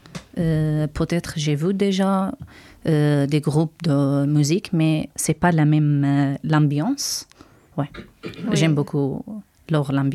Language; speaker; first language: French; non-native, learner; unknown